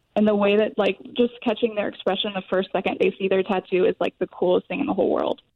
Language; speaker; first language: English; native; English